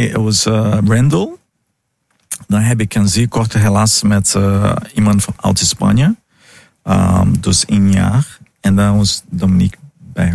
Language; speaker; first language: Dutch; non-native, fluent; Portuguese